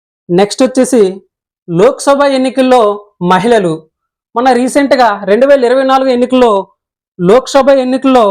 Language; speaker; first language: Telugu; native; Telugu